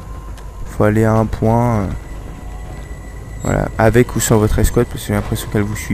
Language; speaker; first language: French; native; French